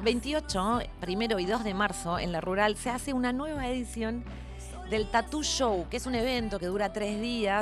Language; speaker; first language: Spanish; native; Spanish